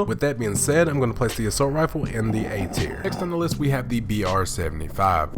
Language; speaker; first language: English; native; English